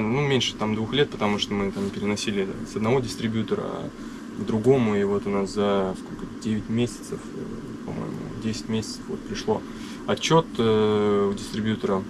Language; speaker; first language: Russian; native; Russian